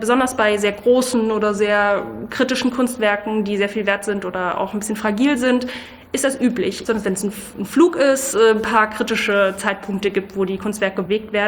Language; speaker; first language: German; native; German